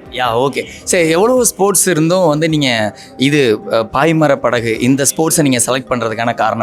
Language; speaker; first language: Tamil; native; Tamil